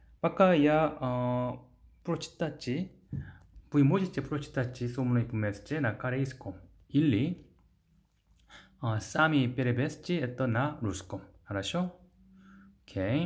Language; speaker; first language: Russian; non-native, learner; Korean